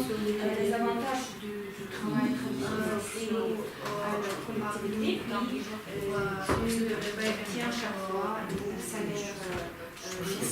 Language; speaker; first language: French; non-native, learner; Ukrainian